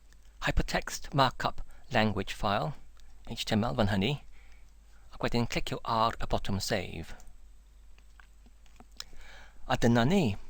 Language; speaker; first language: Welsh; non-native, learner; English